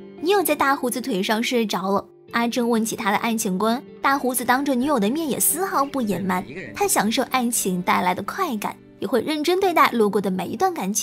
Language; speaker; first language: Chinese; native; Chinese